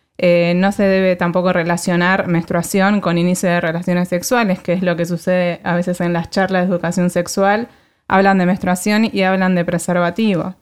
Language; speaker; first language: Spanish; native; Spanish